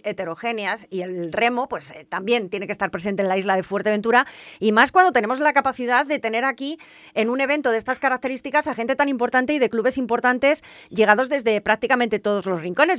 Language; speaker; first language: Spanish; native; Spanish